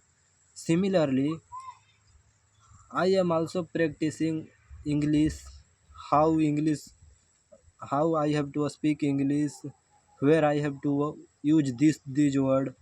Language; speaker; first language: English; non-native, learner; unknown